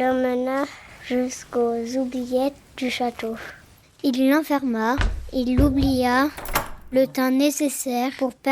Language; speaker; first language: French; native; French